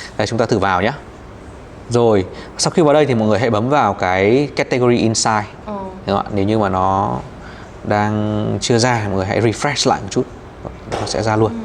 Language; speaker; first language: Vietnamese; native; Vietnamese